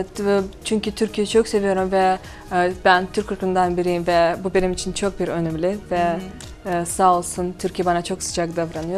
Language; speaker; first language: Turkish; non-native, fluent; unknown